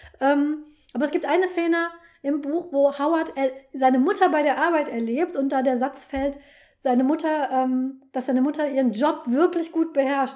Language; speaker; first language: German; native; German